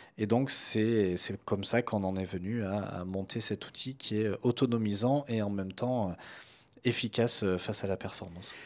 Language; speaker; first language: French; native; French